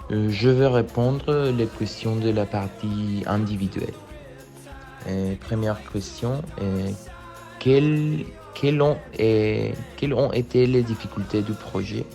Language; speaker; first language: French; non-native, learner; Spanish